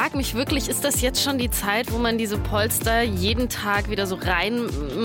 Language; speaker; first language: German; native; German